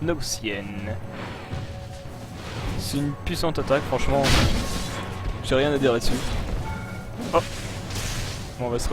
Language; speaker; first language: French; native; French